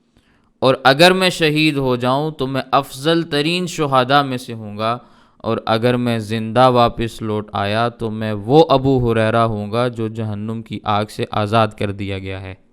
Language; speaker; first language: Urdu; native; Urdu